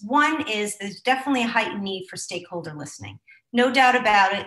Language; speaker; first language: English; native; English